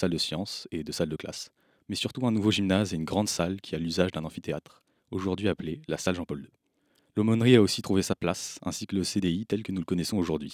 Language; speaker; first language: French; native; French